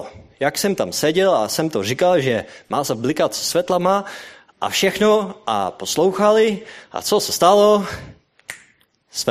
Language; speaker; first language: Czech; non-native, learner; Dutch